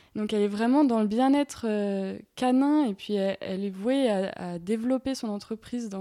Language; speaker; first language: French; native; French